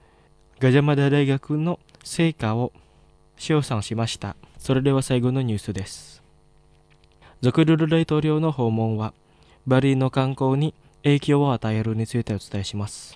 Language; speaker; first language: Japanese; non-native, fluent; Indonesian